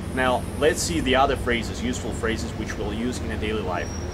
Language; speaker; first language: English; non-native, fluent; Ukrainian